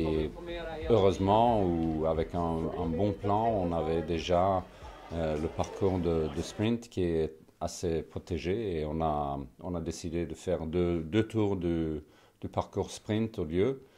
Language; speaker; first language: French; non-native, fluent; Swedish